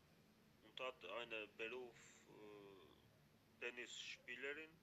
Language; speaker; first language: German; non-native, learner; Macedonian